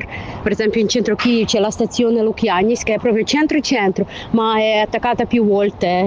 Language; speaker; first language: Italian; non-native, fluent; Ukrainian